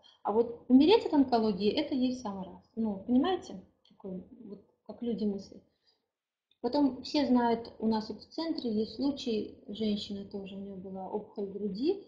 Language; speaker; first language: Russian; native; Russian